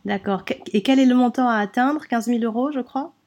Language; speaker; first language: French; native; French